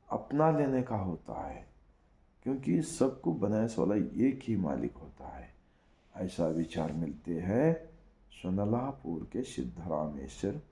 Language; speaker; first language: Hindi; non-native, local second language; Kannada